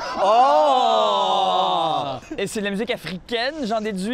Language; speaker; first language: French; native; French